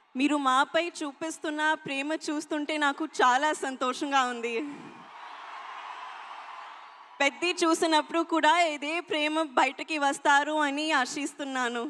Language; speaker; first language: Telugu; non-native, learner; Hindi